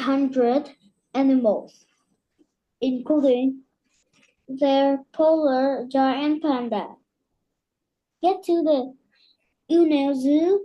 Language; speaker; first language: English; non-native, learner; Vietnamese